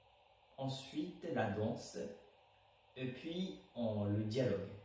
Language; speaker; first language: French; non-native, fluent; Japanese